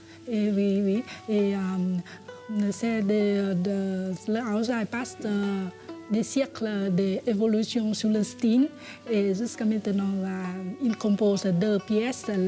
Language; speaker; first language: French; non-native, fluent; Vietnamese